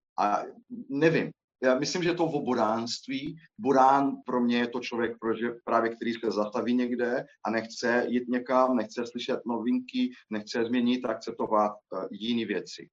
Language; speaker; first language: Czech; non-native, fluent; Portuguese